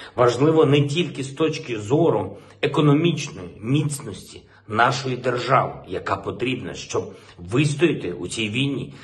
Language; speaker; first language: Ukrainian; non-native, local second language; Russian